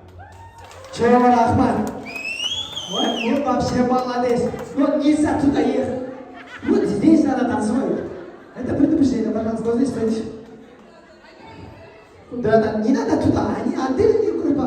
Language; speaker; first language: Russian; non-native, local second language; Kyrgyz